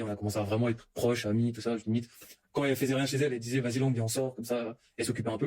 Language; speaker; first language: French; native; French